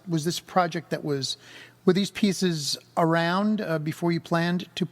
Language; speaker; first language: English; native; English